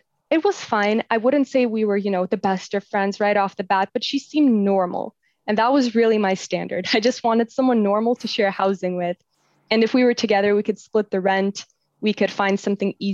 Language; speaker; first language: English; native; English